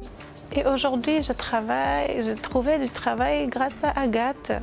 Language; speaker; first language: French; non-native, fluent; Armenian